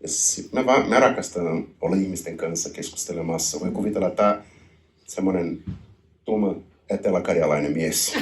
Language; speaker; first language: Finnish; non-native, learner; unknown